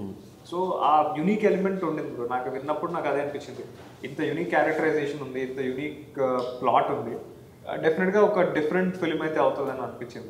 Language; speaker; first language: Telugu; native; Telugu